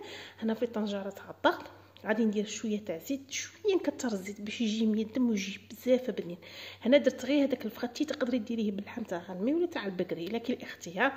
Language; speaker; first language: Arabic; native; Arabic